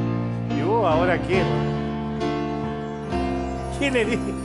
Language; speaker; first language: Spanish; native; Spanish